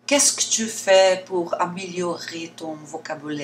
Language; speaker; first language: French; non-native, learner; Portuguese